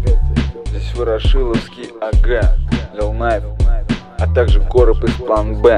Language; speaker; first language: Russian; native; Russian